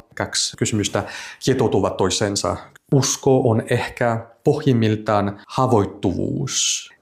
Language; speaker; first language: Finnish; non-native, fluent; French